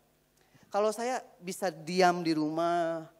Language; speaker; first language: Indonesian; native; Indonesian